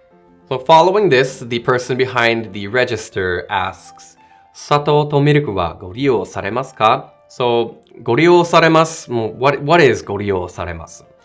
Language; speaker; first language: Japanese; non-native, fluent; English